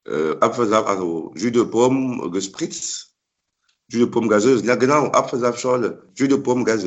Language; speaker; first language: German; non-native, fluent; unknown